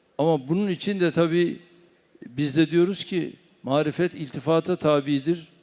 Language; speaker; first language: Turkish; native; Turkish